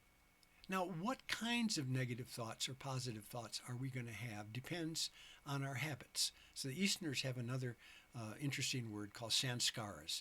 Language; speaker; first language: English; native; English